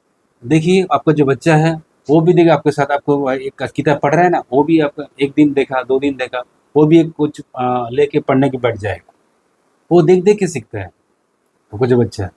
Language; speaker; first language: Hindi; non-native, local second language; Bangla